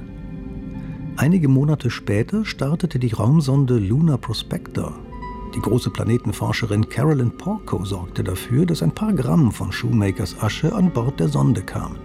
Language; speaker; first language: German; native; German